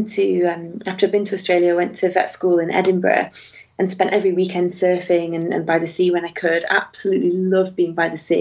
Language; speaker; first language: English; native; English